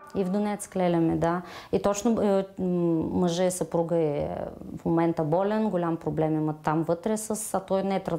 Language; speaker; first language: Bulgarian; non-native, fluent; Ukrainian